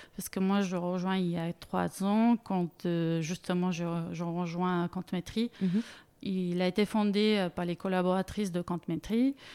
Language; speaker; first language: French; non-native, fluent; Bulgarian